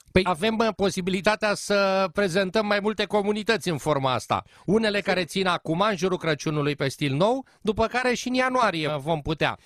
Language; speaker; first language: Romanian; native; Romanian